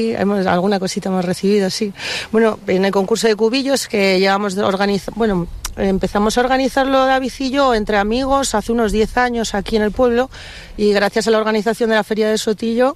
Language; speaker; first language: Spanish; native; Spanish